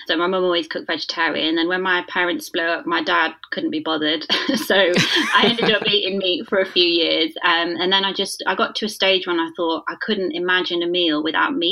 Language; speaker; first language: English; native; English